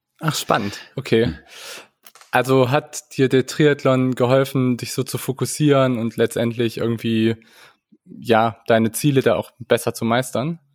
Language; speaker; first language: German; native; German